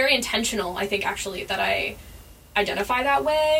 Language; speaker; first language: English; native; English